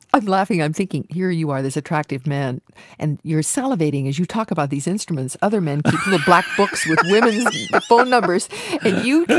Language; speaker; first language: English; native; English